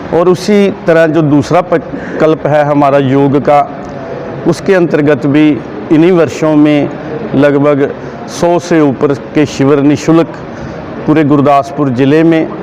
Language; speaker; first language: Hindi; non-native, local second language; Punjabi